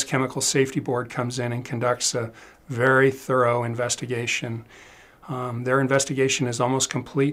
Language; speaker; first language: English; native; English